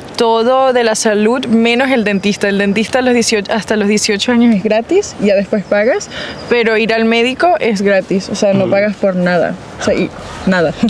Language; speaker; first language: Spanish; early bilingual, heritage; Spanish